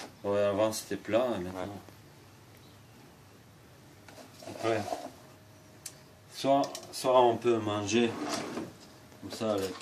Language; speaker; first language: French; non-native, fluent; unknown